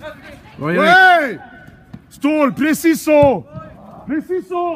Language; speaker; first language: Swedish; non-native, fluent; French